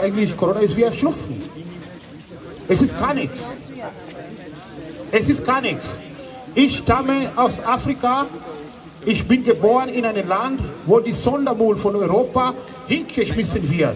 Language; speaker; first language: German; non-native, fluent; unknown